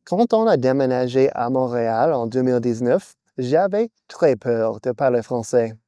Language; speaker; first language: French; non-native, fluent; English